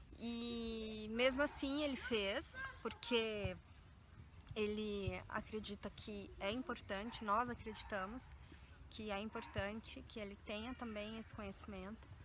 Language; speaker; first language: Portuguese; native; Portuguese